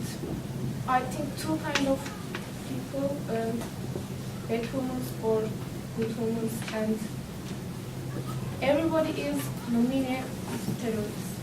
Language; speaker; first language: English; non-native, learner; Turkish